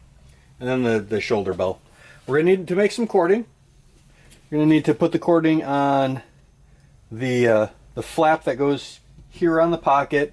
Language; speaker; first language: English; native; English